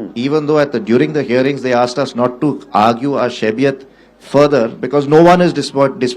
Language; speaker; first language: English; non-native, local second language; Hindi